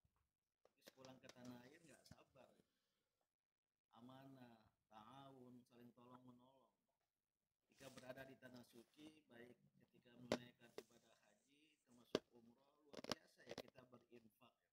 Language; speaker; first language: Indonesian; native; Indonesian